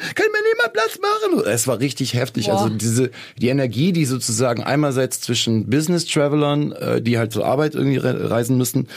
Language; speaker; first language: German; native; German